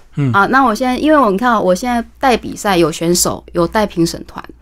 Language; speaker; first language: Chinese; native; Chinese